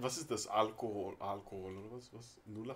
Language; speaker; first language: German; non-native, learner; Greek